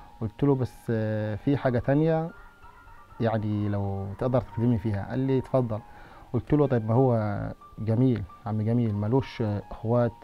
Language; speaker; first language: Egyptian Arabic; non-native, local second language; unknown